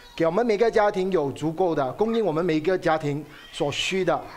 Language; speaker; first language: Chinese; native; Chinese